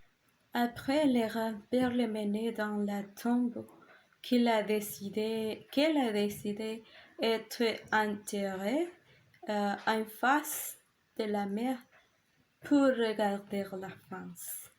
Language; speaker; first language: French; non-native, learner; Spanish